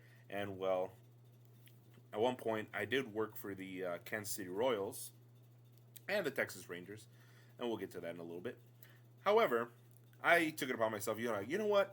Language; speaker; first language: English; native; English